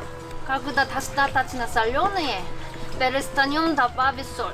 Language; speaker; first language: Russian; non-native, learner; Korean